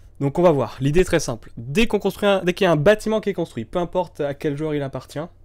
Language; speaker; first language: French; native; French